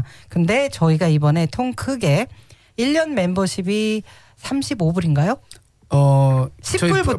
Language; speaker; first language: Korean; native; Korean